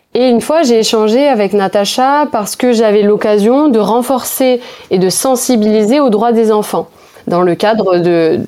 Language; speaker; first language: French; native; French